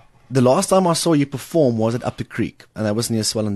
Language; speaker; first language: English; non-native, local second language; Afrikaans